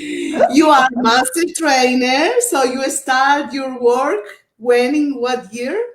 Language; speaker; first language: English; non-native, learner; Portuguese